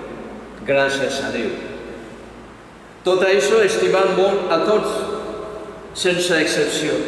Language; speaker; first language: Catalan; non-native, fluent; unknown